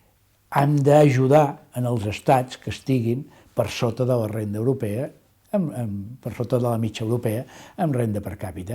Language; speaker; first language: Catalan; native; Catalan